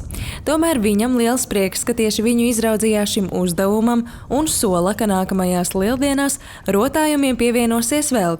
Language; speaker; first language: Latvian; native; Latvian